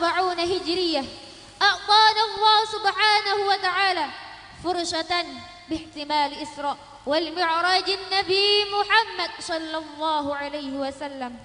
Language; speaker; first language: Arabic; non-native, learner; Indonesian